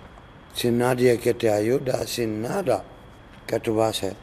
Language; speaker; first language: Spanish; non-native, learner; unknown